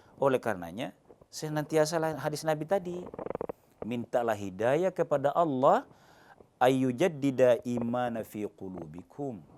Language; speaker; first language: Indonesian; native; Indonesian